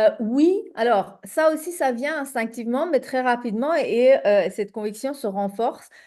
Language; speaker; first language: French; non-native, fluent; Persian